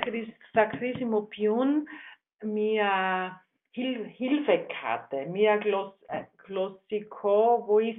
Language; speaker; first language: Greek; non-native, learner; German